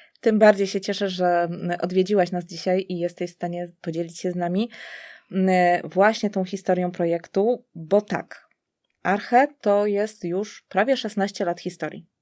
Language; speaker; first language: Polish; native; Polish